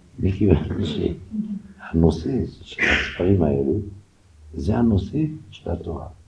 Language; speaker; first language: Hebrew; non-native, fluent; French